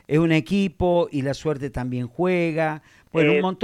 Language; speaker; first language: Spanish; native; Spanish